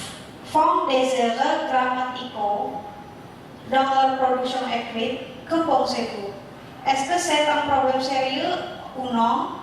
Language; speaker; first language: French; non-native, learner; Indonesian